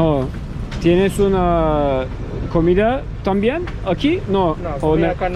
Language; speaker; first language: Spanish; non-native, learner; Turkish